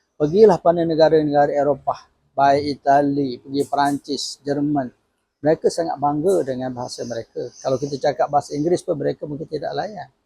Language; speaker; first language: Malay; native; Malay